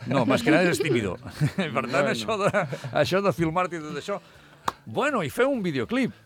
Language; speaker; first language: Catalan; native; Catalan